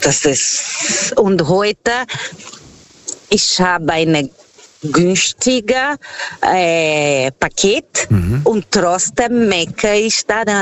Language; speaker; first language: German; non-native, fluent; Portuguese